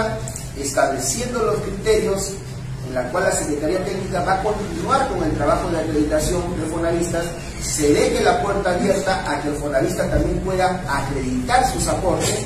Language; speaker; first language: Spanish; native; Spanish